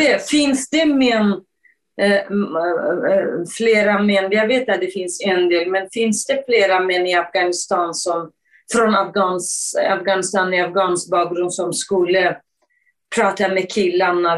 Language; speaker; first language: Swedish; non-native, fluent; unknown